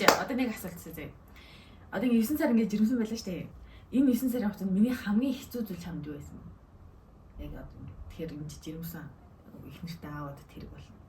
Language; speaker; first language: Mongolian; native; Mongolian